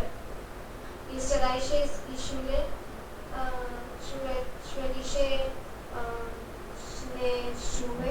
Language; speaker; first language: German; non-native, learner; Hindi